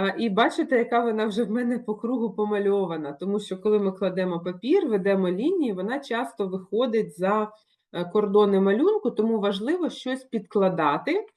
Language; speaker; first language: Ukrainian; non-native, local second language; Russian